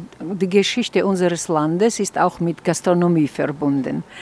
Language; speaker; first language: German; non-native, fluent; Georgian